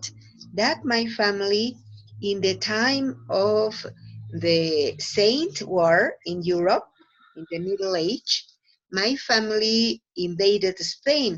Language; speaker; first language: English; non-native, fluent; Spanish